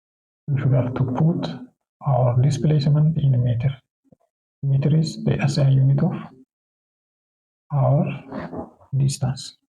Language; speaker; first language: English; non-native, local second language; Oromo